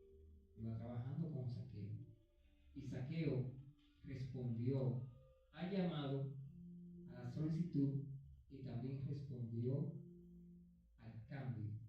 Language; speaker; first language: Spanish; native; Spanish